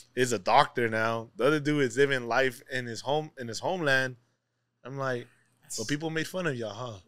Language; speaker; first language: English; native; English